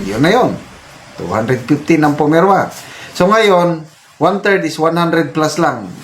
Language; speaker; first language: Filipino; native; Filipino